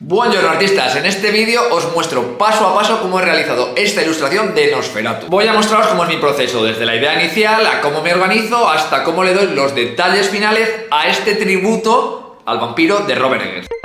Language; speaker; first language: Spanish; native; Spanish